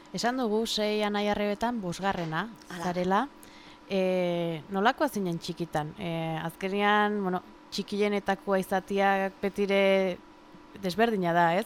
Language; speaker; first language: Basque; native; Basque